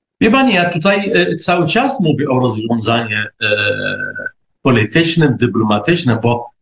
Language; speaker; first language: Polish; non-native, fluent; Arabic